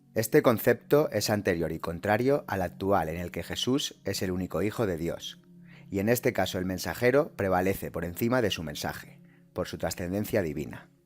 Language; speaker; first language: Spanish; native; Spanish